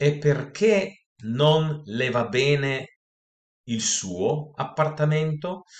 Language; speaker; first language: Italian; non-native, fluent; Russian